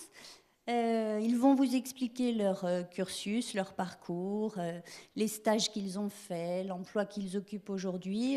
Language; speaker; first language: French; native; French